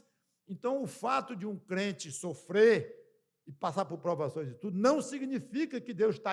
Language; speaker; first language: Portuguese; native; Portuguese